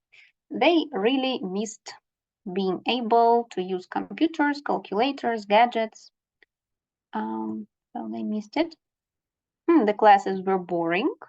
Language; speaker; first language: English; non-native, fluent; Russian